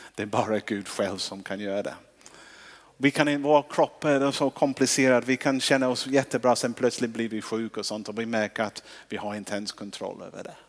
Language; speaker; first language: Swedish; non-native, fluent; English